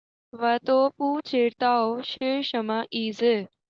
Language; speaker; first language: Chinese; non-native, learner; Urdu